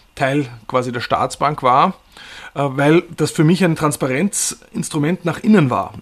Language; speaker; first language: German; native; German